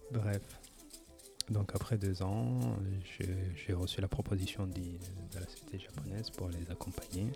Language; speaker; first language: French; native; French